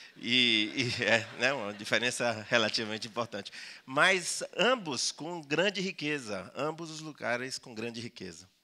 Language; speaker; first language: Portuguese; early bilingual, other home language; Spanish